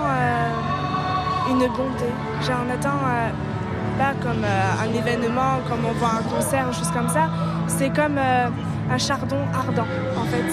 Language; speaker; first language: French; native; French